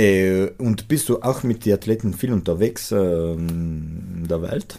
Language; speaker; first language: German; non-native, local second language; Italian